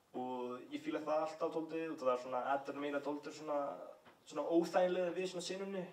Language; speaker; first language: Icelandic; early bilingual, heritage; English